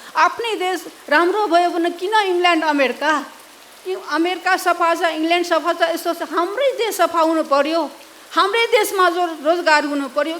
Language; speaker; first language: Nepali; non-native, local second language; Maithili